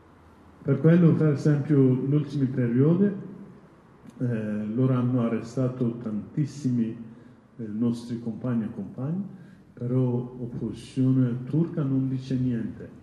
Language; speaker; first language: Italian; non-native, learner; Kurdish